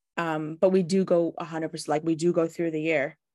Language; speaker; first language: English; native; English